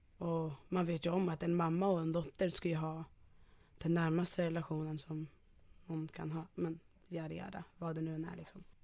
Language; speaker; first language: Swedish; early bilingual, other home language; Ganda